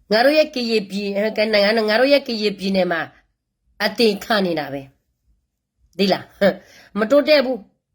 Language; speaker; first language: Burmese; non-native, local second language; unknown